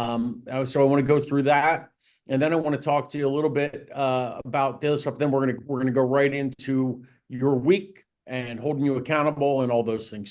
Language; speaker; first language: English; native; English